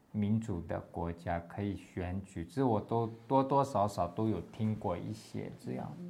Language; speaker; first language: Chinese; non-native, local second language; Tibetan